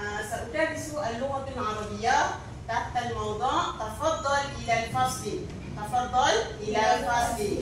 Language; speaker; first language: Arabic; non-native, learner; Malay